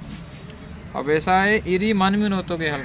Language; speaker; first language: Korean; non-native, learner; Urdu